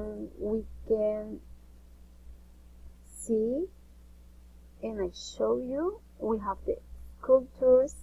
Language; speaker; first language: English; non-native, learner; Spanish